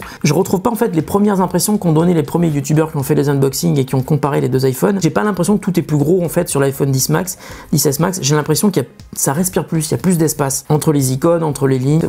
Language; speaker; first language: French; native; French